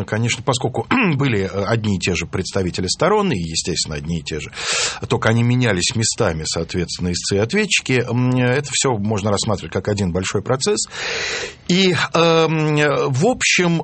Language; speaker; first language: Russian; native; Russian